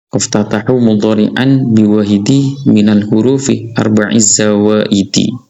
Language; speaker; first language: Arabic; non-native, fluent; Indonesian